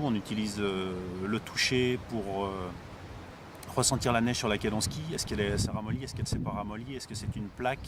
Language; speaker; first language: French; native; French